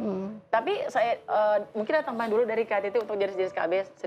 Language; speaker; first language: Indonesian; native; Indonesian